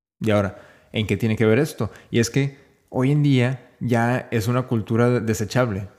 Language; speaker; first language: Spanish; native; Spanish